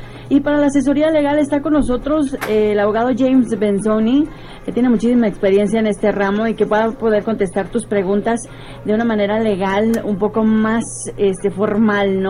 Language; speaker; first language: Spanish; native; Spanish